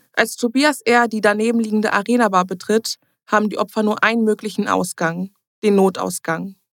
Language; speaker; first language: German; early bilingual, other home language; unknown